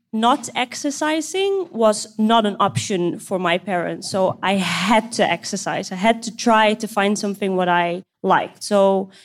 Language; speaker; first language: English; non-native, fluent; Dutch